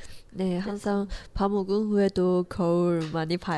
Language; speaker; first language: Korean; non-native, learner; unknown